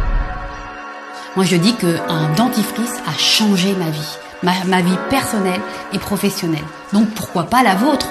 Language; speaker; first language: French; native; French